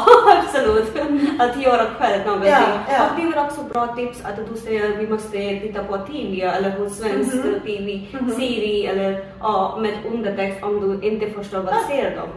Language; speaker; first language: Swedish; non-native, learner; Hindi